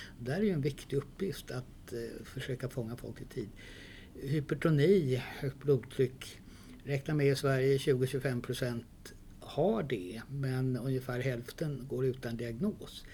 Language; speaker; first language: Swedish; native; Swedish